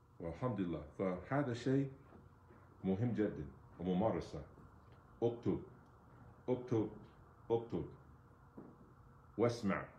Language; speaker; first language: Arabic; non-native, fluent; English